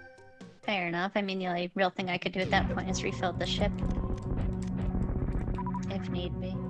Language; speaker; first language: English; native; English